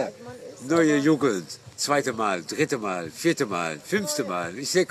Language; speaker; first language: German; non-native, fluent; Dutch